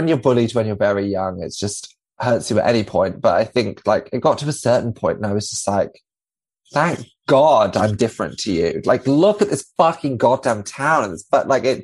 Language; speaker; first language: English; native; English